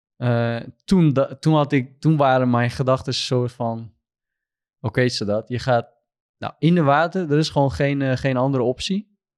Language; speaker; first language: Dutch; non-native, fluent; Kurdish